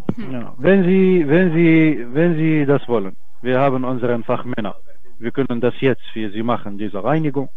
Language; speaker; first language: German; non-native, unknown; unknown